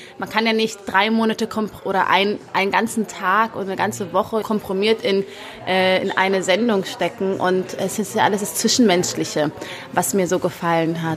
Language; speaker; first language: German; early bilingual, other home language; Amharic